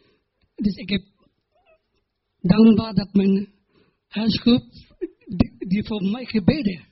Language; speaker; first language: Dutch; non-native, learner; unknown